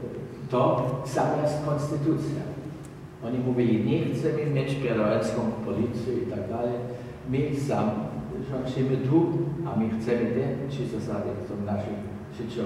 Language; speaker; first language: Polish; non-native, learner; German